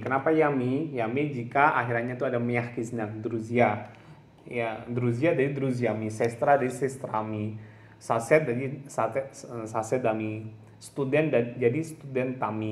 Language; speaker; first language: Indonesian; non-native, local second language; Javanese